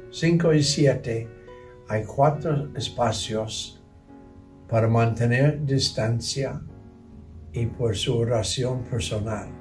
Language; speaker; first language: Spanish; non-native, learner; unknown